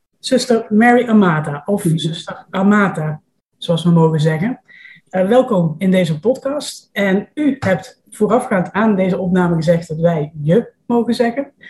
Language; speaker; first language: Dutch; native; Dutch